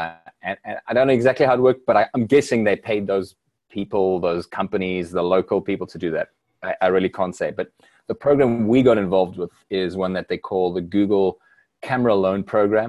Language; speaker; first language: English; native; English